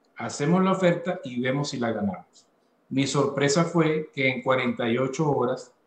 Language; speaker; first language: Spanish; native; Spanish